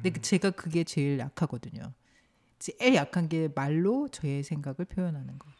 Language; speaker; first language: Korean; native; Korean